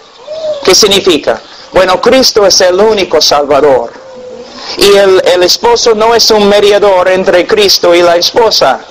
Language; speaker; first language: Spanish; non-native, fluent; English